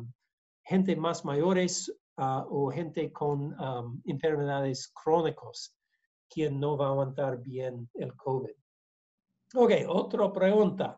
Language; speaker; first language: Spanish; non-native, learner; English